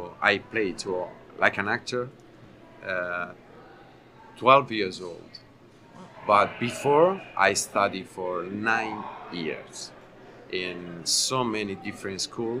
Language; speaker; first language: English; non-native, learner; Italian